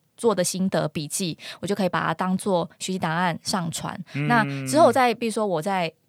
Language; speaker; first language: Chinese; non-native, local second language; Min Nan Chinese